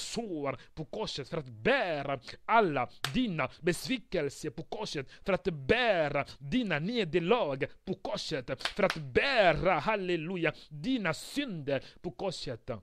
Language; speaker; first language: Swedish; non-native, fluent; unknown